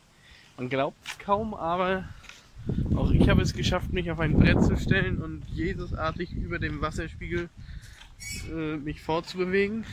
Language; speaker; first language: German; native; German